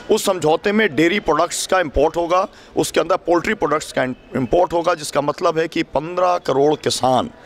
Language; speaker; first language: Hindi; native; Hindi